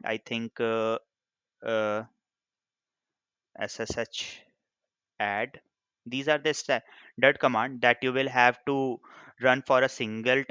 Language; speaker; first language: English; non-native, local second language; Hindi